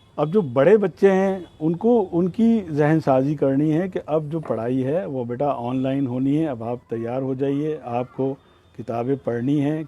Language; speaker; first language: Urdu; native; Urdu